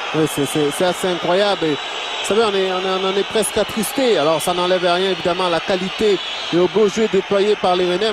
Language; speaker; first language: French; native; French